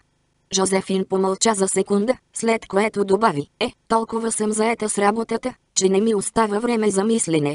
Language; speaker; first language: Bulgarian; native; Bulgarian